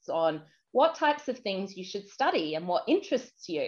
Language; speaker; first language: English; native; English